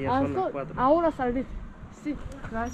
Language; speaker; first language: Spanish; non-native, learner; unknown